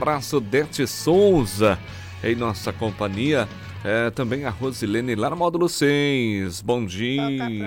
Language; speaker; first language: Portuguese; native; Portuguese